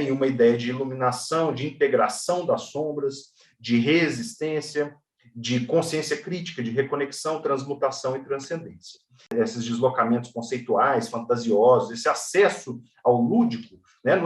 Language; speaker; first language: Portuguese; native; Portuguese